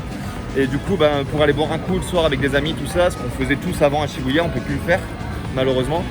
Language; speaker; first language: French; native; French